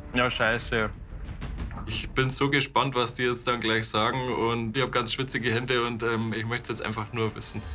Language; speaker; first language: German; native; German